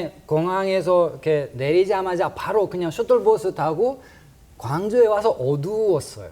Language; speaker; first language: Korean; non-native, fluent; Russian